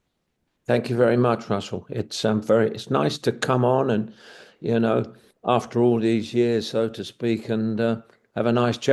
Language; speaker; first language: English; native; English